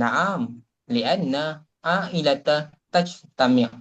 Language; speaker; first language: Arabic; non-native, learner; Malay